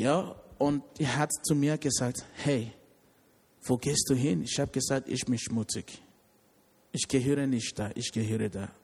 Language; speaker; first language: German; non-native, learner; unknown